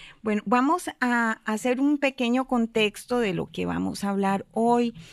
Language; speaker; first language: Spanish; native; Spanish